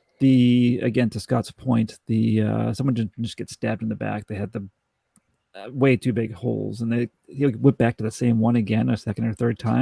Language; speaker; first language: English; native; English